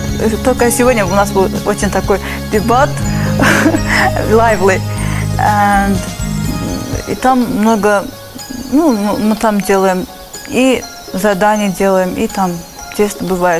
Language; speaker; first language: Russian; non-native, fluent; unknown